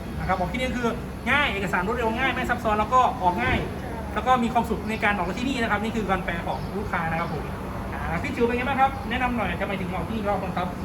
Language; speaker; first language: Thai; native; Thai